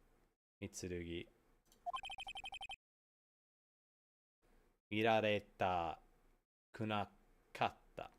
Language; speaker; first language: Japanese; non-native, learner; English